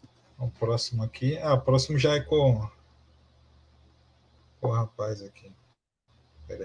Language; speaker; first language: Portuguese; native; Portuguese